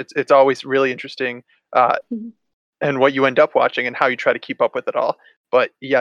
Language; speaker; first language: English; native; English